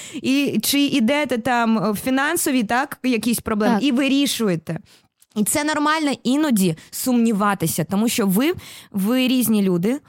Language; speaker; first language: Ukrainian; non-native, local second language; Russian